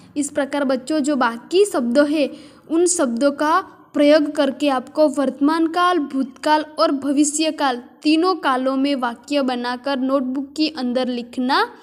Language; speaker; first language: Hindi; non-native, local second language; Gujarati